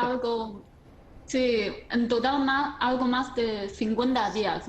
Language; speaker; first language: Spanish; non-native, fluent; Chinese